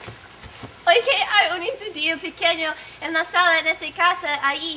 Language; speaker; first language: Spanish; non-native, learner; English